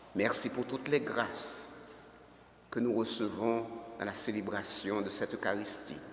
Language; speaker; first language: French; native; French